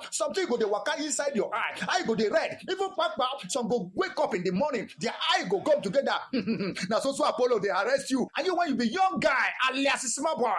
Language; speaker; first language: Nigerian Pidgin; non-native, local second language; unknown